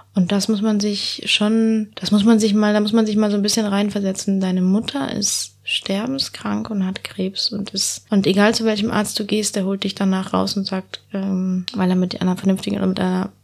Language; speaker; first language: German; early bilingual, heritage; Spanish